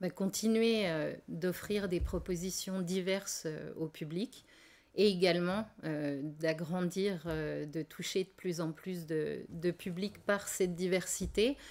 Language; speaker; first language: French; native; French